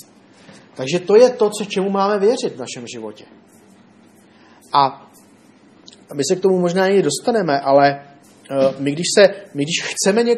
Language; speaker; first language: Czech; native; Czech